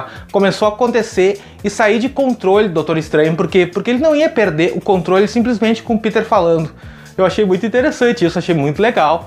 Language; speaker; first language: Portuguese; native; Portuguese